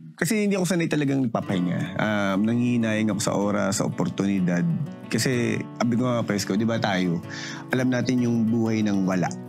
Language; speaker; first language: Filipino; native; Filipino